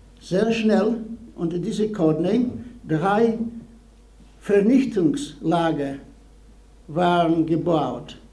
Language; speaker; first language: German; non-native, learner; Polish